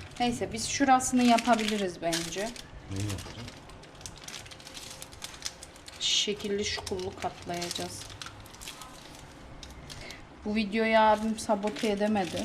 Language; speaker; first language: Turkish; native; Turkish